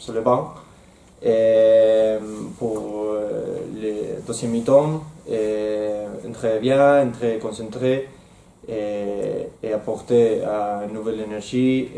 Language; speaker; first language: French; non-native, learner; Spanish